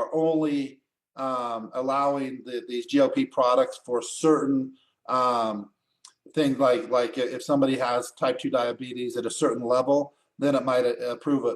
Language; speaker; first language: English; native; English